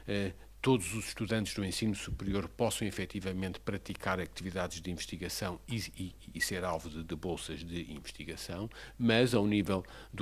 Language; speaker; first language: Portuguese; native; Portuguese